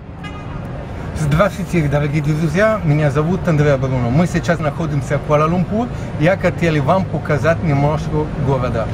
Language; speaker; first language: Russian; non-native, fluent; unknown